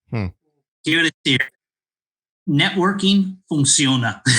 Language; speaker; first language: Spanish; non-native, fluent; English